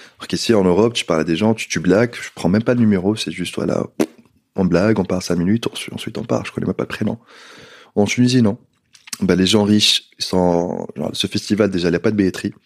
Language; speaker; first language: French; non-native, local second language; Arabic